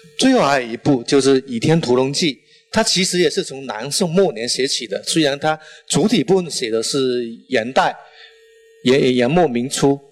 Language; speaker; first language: Chinese; non-native, local second language; Min Nan Chinese